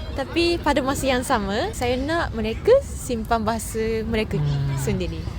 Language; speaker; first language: Malay; non-native, fluent; Japanese